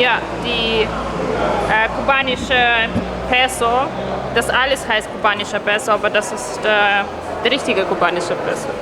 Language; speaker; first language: German; non-native, fluent; Russian